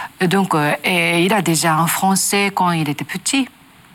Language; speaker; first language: French; non-native, learner; Japanese